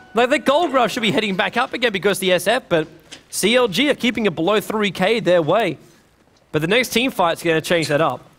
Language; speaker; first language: English; native; English